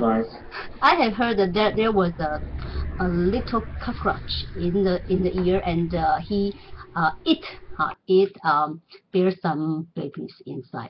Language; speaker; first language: English; non-native, learner; Chinese